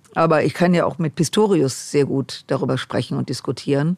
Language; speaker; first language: German; native; German